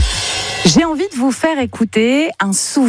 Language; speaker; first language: French; native; French